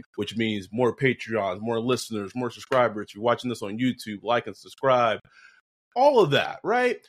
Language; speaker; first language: English; native; English